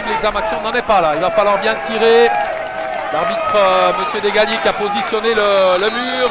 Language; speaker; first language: French; native; French